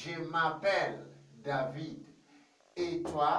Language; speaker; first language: French; non-native, fluent; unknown